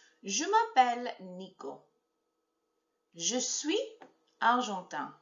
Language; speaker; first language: French; non-native, fluent; English